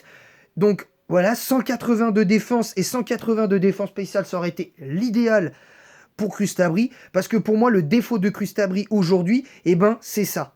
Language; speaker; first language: French; native; French